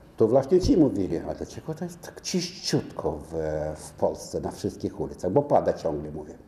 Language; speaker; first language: Polish; non-native, fluent; Romanian